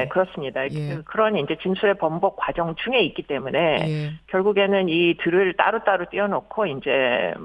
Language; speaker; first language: Korean; native; Korean